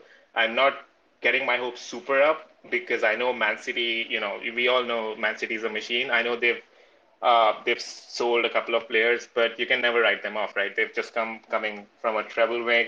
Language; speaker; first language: English; non-native, local second language; Hindi